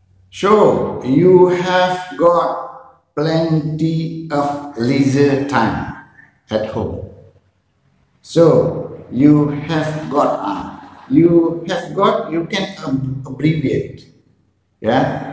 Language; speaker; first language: English; non-native, learner; Indonesian